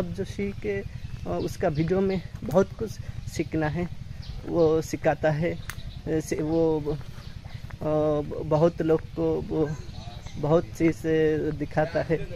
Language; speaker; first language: Hindi; non-native, fluent; Bangla